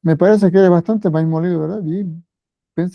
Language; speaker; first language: Spanish; native; Spanish